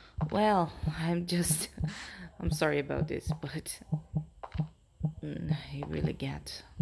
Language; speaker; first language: English; non-native, learner; Portuguese